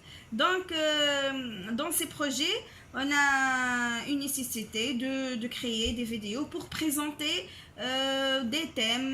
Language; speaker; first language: French; non-native, local second language; Arabic